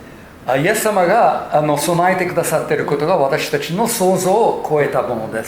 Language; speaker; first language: Japanese; non-native, fluent; English